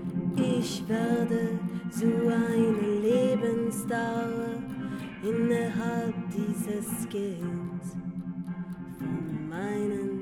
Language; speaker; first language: German; non-native, learner; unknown